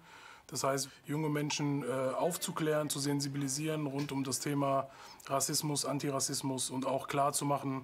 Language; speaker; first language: German; native; German